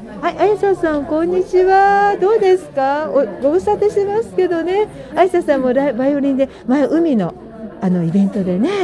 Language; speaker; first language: Japanese; native; Japanese